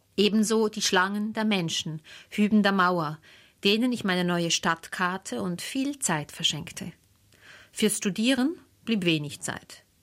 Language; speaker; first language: German; native; German